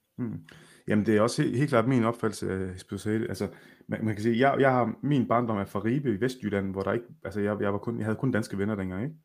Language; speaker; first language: Danish; native; Danish